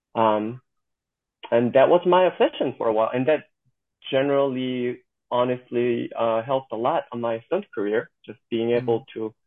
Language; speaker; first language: English; non-native, fluent; Korean